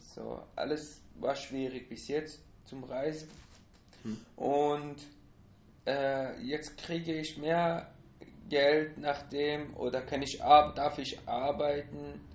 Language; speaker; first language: German; non-native, fluent; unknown